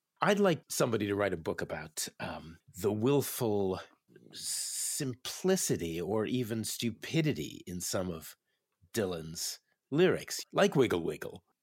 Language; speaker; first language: English; native; English